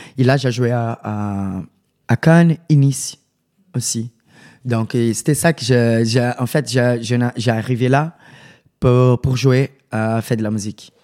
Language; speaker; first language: French; non-native, learner; Portuguese